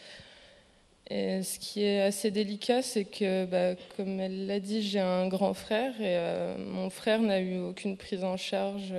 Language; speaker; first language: French; native; French